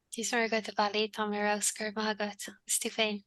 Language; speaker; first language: Irish; native; Irish